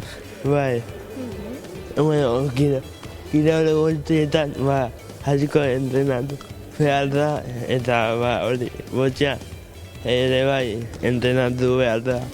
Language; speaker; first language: Basque; non-native, local second language; Spanish